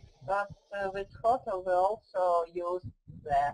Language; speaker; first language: English; non-native, learner; Russian